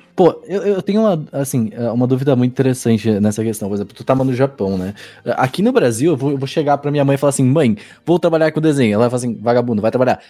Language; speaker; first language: Portuguese; native; Portuguese